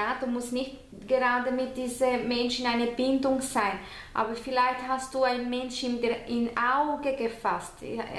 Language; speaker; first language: German; non-native, fluent; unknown